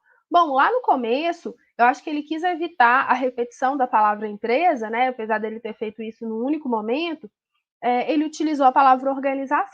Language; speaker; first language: Portuguese; native; Portuguese